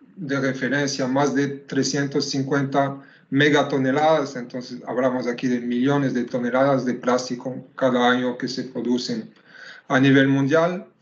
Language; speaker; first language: Spanish; non-native, fluent; French